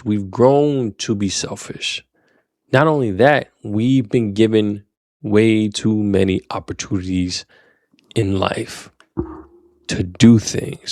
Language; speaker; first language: English; native; English